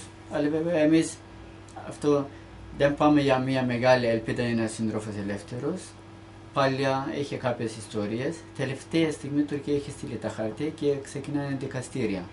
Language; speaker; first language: Greek; non-native, learner; Turkish